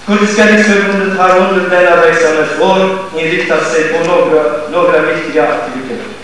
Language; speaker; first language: Swedish; non-native, fluent; Kurdish